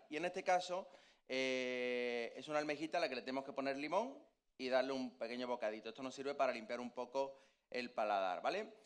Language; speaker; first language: Spanish; native; Spanish